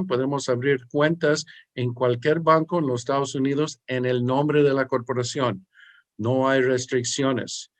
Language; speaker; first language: Spanish; early bilingual, heritage; English